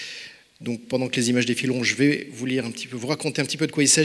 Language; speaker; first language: French; native; French